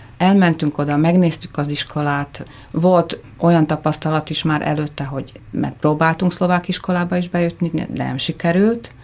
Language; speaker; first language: Hungarian; native; Hungarian